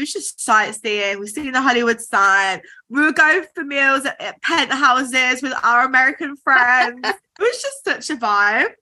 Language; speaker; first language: English; native; English